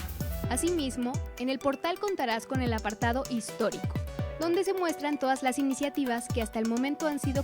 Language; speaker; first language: Spanish; native; Spanish